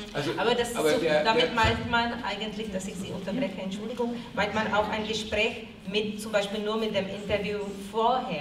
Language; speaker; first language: German; non-native, fluent; Czech